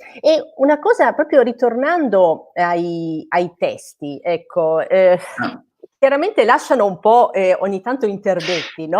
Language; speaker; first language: Italian; native; Italian